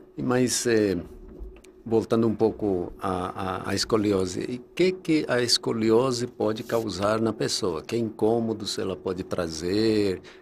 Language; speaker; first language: Portuguese; non-native, fluent; Spanish